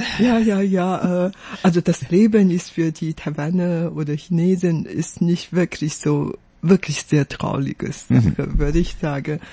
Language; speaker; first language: German; non-native, fluent; Chinese